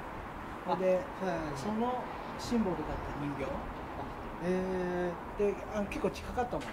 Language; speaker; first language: Japanese; native; Japanese